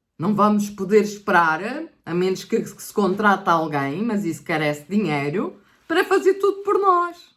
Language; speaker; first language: Portuguese; native; Portuguese